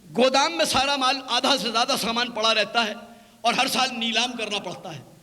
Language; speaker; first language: Urdu; native; Urdu